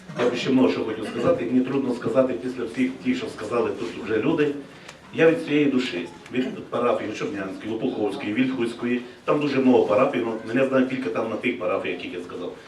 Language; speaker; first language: Ukrainian; native; Ukrainian